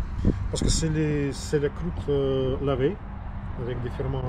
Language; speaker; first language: French; non-native, learner; Russian